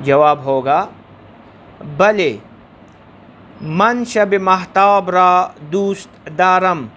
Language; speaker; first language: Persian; non-native, fluent; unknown